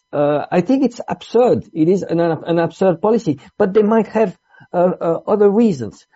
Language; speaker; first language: English; non-native, fluent; Italian